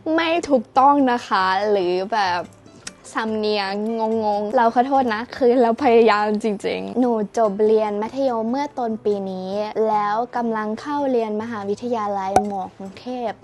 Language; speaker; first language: Thai; early bilingual, other home language; Russian